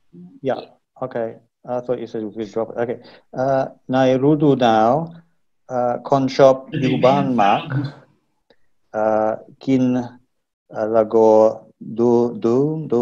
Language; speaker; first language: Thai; non-native, learner; English